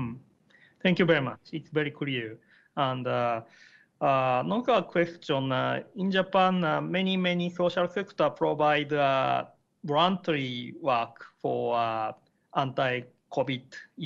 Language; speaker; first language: English; non-native, learner; Japanese